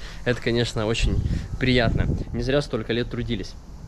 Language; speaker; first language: Russian; native; Russian